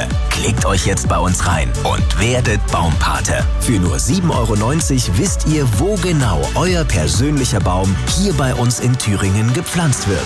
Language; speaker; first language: German; native; German